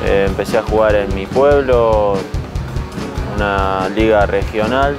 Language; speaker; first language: Spanish; native; Spanish